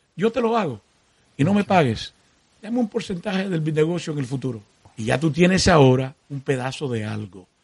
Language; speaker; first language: Spanish; early bilingual, heritage; Spanish